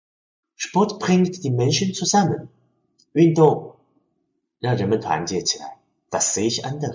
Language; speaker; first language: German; non-native, fluent; Chinese